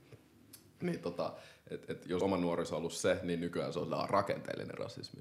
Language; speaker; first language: Finnish; early bilingual, other home language; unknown